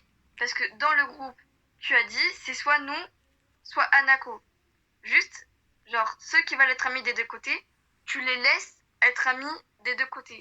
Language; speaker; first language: French; native; French